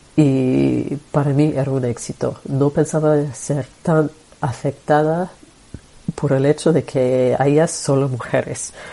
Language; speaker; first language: Spanish; non-native, fluent; French